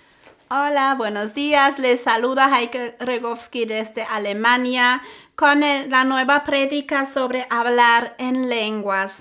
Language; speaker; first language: Spanish; non-native, fluent; German